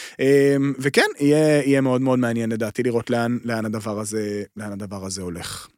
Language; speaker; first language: Hebrew; native; Hebrew